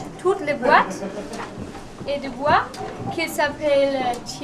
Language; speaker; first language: French; non-native, learner; German